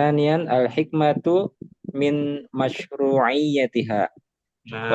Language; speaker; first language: Arabic; non-native, learner; Indonesian